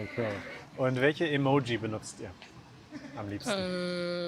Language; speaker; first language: German; native; German